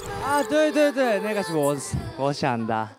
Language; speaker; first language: Chinese; non-native, fluent; Japanese